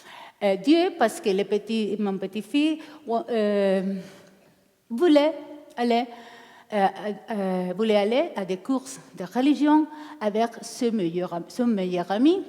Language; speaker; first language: French; non-native, learner; Spanish